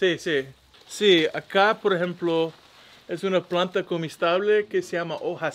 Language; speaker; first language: Spanish; non-native, learner; English